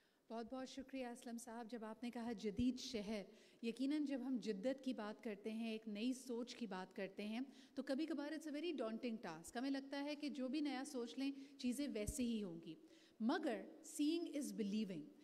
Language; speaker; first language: Urdu; native; Urdu